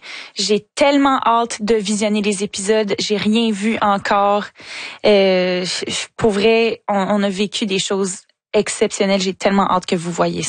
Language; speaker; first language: French; native; French